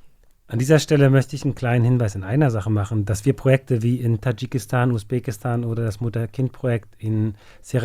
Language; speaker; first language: German; native; German